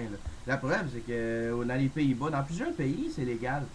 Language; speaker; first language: French; native; French